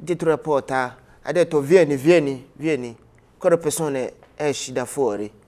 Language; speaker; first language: Italian; non-native, learner; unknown